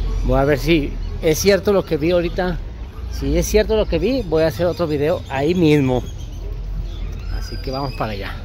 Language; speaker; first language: Spanish; native; Spanish